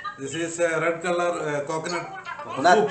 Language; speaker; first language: English; non-native, learner; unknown